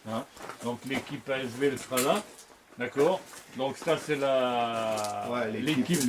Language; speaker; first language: French; native; French